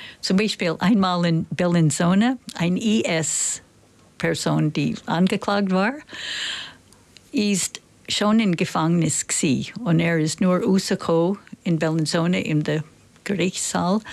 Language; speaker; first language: German; non-native, fluent; English